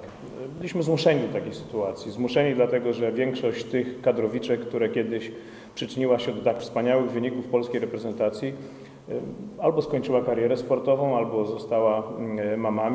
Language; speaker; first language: Polish; native; Polish